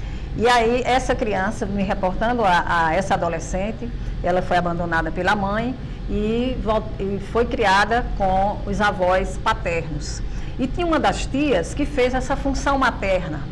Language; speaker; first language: Portuguese; native; Portuguese